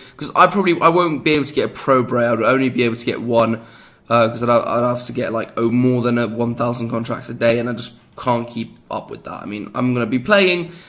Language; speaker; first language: English; native; English